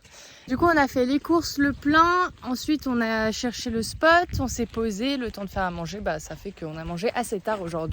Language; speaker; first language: French; native; French